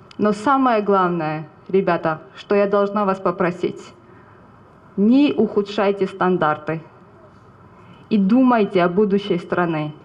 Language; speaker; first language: Russian; non-native, fluent; Georgian